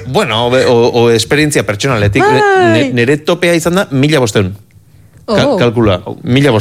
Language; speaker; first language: Basque; native; Basque